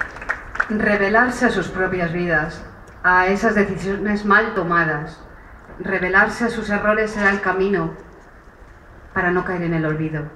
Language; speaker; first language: Spanish; native; Spanish